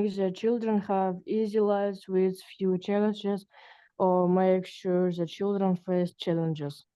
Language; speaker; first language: English; non-native, learner; Russian